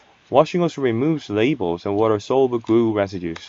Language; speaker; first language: English; non-native, fluent; Korean